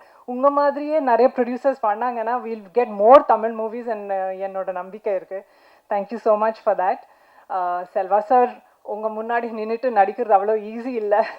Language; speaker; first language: Tamil; non-native, learner; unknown